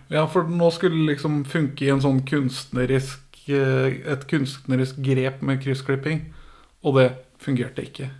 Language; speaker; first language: Norwegian; early bilingual, other home language; Persian